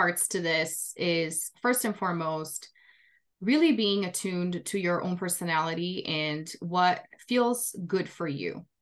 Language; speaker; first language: English; non-native, fluent; Portuguese